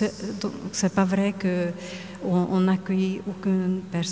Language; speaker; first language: French; non-native, fluent; Hungarian